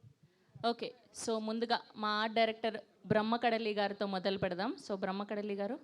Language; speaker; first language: Telugu; native; Telugu